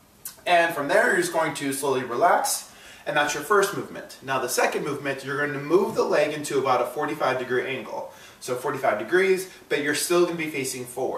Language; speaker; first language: English; native; English